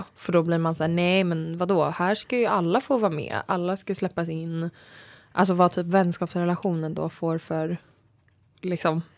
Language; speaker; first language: Swedish; native; Swedish